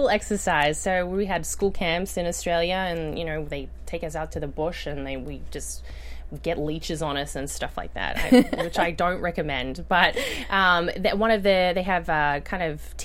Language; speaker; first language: English; native; English